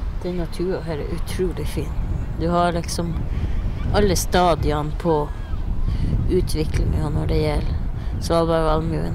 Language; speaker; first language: Norwegian; native; Norwegian